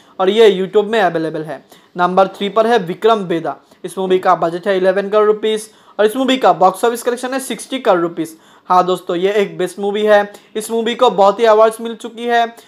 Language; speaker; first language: Hindi; non-native, local second language; Bangla